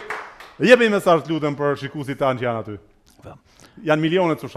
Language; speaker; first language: Albanian; native; Albanian